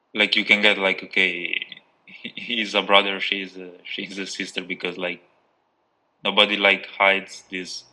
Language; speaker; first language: English; non-native, fluent; Albanian